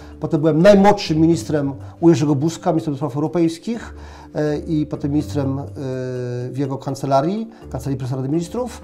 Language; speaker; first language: Polish; native; Polish